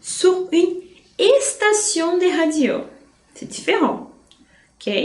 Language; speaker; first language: French; non-native, fluent; Portuguese